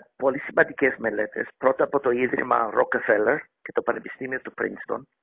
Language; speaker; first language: Greek; early bilingual, heritage; Greek